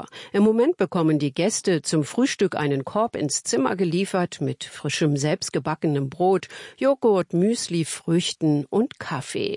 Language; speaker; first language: German; native; German